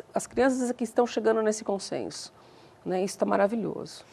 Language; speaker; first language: Portuguese; native; Portuguese